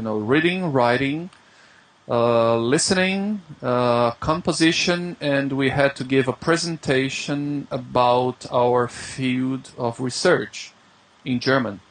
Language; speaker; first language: English; non-native, fluent; Portuguese